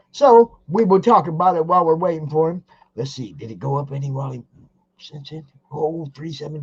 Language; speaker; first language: English; native; English